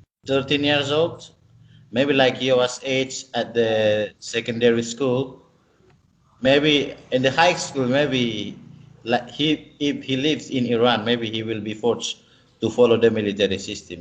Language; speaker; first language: English; non-native, learner; Indonesian